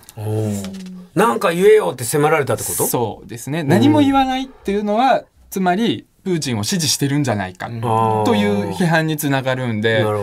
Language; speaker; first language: Japanese; early bilingual, other home language; Russian